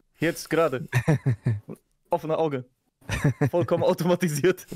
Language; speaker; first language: German; native; German